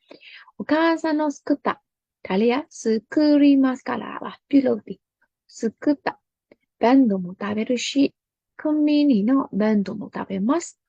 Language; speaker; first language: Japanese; non-native, fluent; Burmese